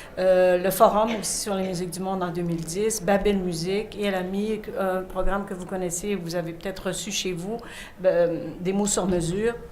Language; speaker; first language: French; native; French